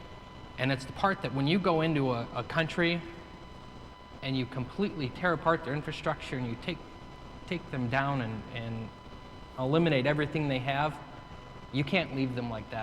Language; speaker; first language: English; native; English